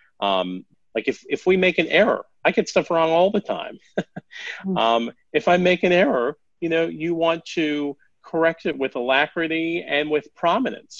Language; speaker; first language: English; native; English